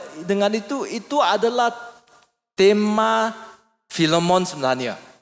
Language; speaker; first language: Malay; non-native, local second language; English